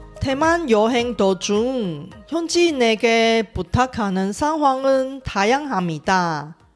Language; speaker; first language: Korean; non-native, fluent; Chinese